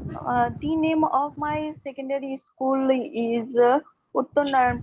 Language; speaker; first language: English; non-native, learner; Bangla